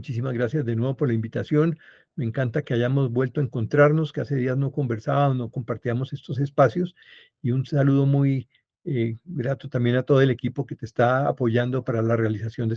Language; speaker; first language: Spanish; native; Spanish